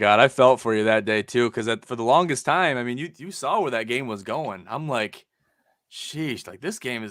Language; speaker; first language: English; native; English